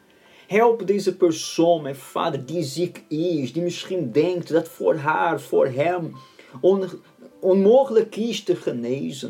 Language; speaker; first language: Dutch; non-native, fluent; Portuguese